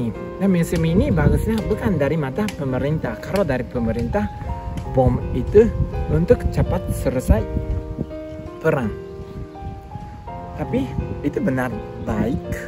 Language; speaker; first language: Indonesian; non-native, learner; Japanese